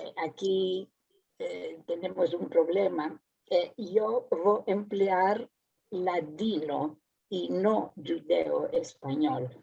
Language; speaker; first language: Spanish; early bilingual, heritage; Ladino